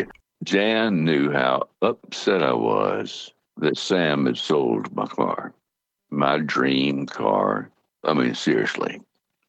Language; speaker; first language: English; native; English